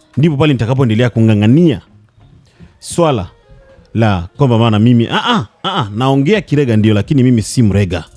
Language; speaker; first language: Swahili; non-native, local second language; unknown